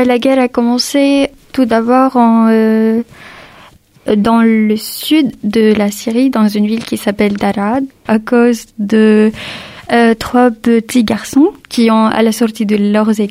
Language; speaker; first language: French; early bilingual, other home language; Arabic